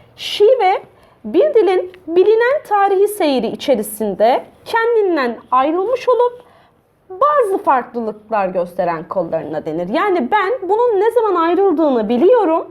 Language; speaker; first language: Turkish; native; Turkish